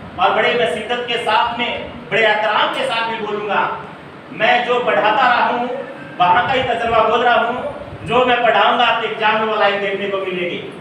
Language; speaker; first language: Hindi; native; Hindi